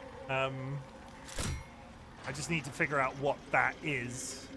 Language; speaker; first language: English; native; English